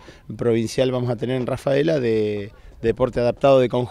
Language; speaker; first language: Spanish; native; Spanish